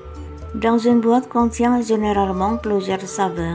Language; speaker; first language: French; non-native, fluent; Indonesian